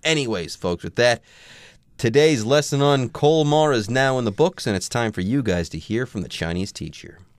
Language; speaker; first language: English; native; English